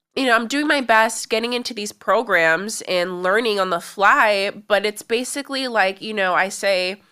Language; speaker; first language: English; native; English